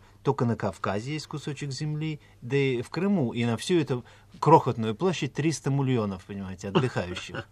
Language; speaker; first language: Russian; native; Russian